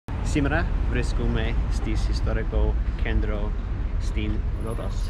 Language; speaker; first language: Greek; non-native, learner; English